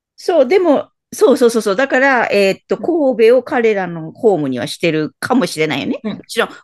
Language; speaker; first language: Japanese; native; Japanese